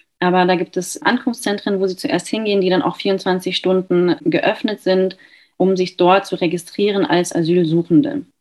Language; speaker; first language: German; native; German